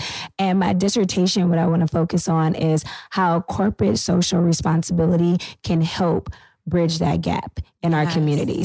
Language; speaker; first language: English; native; English